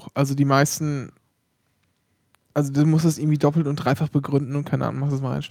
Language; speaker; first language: German; native; German